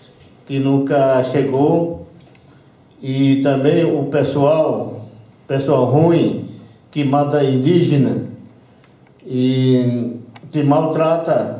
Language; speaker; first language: Portuguese; non-native, local second language; Yanomámi